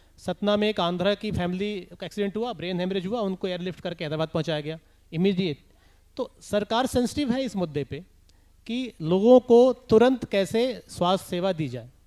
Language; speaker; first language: Hindi; native; Hindi